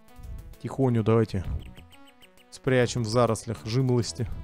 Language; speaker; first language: Russian; native; Russian